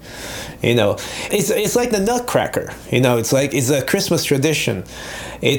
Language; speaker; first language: English; non-native, fluent; Portuguese